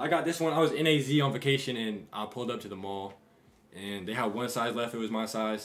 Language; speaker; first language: English; native; English